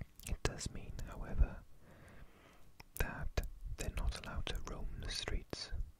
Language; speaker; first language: English; native; English